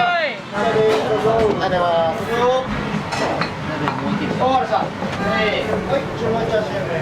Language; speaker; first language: Japanese; native; Japanese